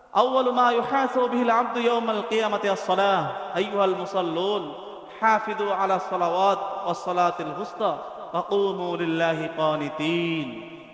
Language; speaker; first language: Arabic; non-native, fluent; Bangla